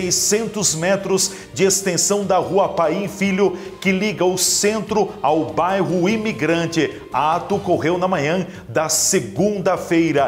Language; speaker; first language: Portuguese; native; Portuguese